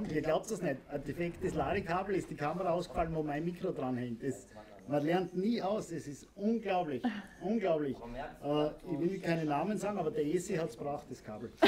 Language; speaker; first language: German; native; German